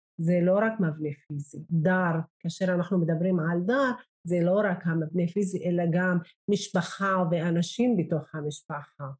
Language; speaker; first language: Hebrew; non-native, local second language; Arabic